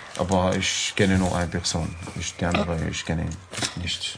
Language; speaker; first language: German; non-native, learner; Arabic